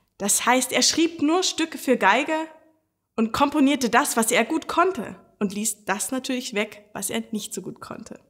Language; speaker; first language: German; native; German